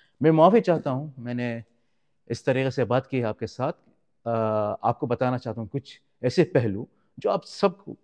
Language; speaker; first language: Urdu; non-native, fluent; Arabic